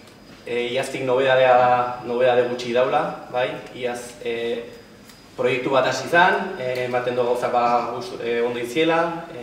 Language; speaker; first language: Basque; native; Basque